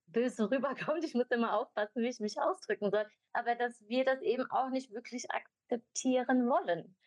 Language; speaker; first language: German; early bilingual, other home language; Albanian